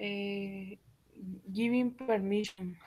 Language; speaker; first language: English; non-native, learner; Spanish